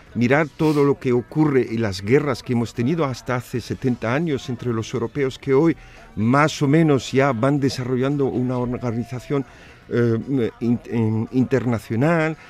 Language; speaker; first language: Spanish; non-native, fluent; Arabic